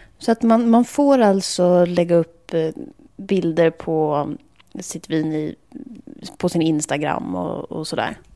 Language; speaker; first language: Swedish; native; Swedish